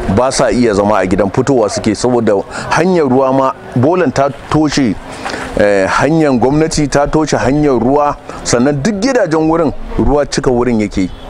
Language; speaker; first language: Hausa; native; Hausa